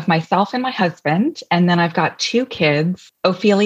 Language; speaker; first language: English; native; English